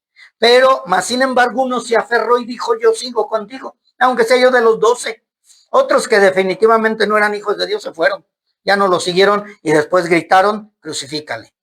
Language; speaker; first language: Spanish; native; Spanish